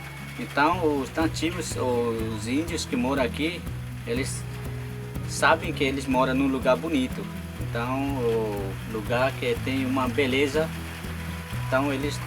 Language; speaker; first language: Portuguese; non-native, local second language; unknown